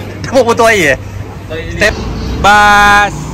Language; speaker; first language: Malay; native; Malay